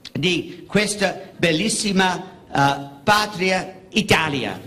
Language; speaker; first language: Italian; non-native, learner; English